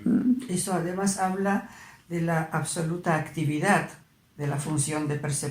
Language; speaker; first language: Spanish; native; Spanish